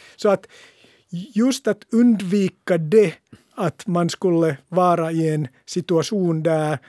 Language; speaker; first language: Swedish; non-native, local second language; Finnish